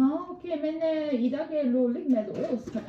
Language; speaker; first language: Swedish; non-native, learner; Korean